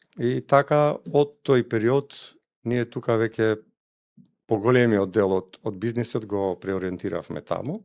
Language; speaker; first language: Macedonian; non-native, local second language; Albanian